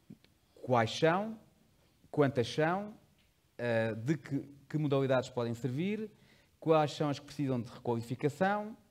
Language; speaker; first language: Portuguese; native; Portuguese